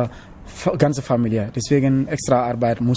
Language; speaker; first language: German; non-native, learner; Wolof